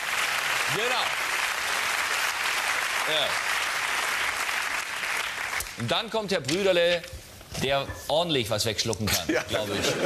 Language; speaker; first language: German; native; German